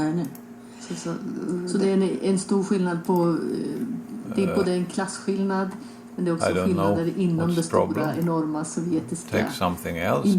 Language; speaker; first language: Swedish; native; Swedish